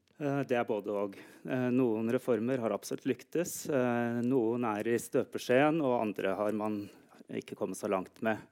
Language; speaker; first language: Norwegian; native; Norwegian